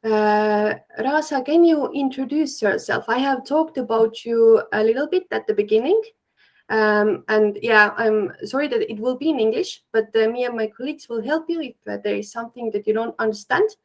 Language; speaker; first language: English; non-native, fluent; Estonian